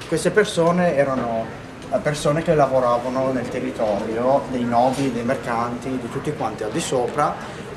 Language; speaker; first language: Italian; non-native, learner; English